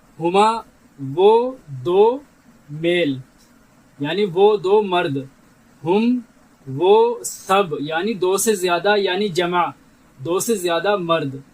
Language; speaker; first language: Urdu; native; Urdu